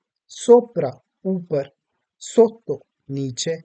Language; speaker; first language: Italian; non-native, learner; Urdu